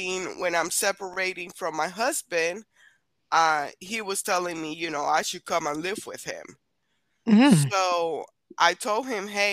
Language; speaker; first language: English; non-native, fluent; Spanish